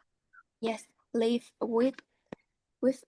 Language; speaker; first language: English; non-native, learner; Vietnamese